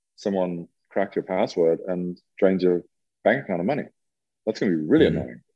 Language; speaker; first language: English; native; English